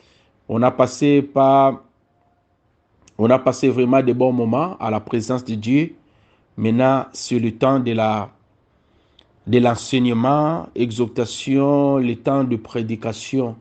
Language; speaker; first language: French; non-native, local second language; Lingala